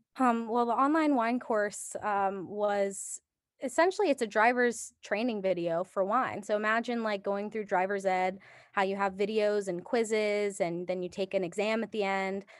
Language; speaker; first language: English; early bilingual, other home language; Japanese